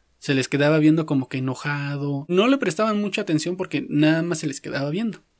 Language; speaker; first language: Spanish; native; Spanish